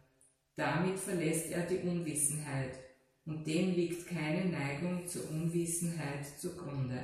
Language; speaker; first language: German; native; German